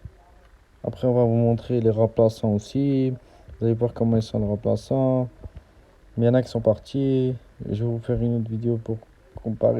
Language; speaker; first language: French; native; French